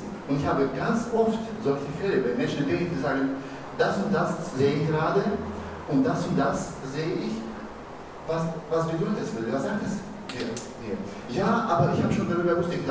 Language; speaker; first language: German; non-native, fluent; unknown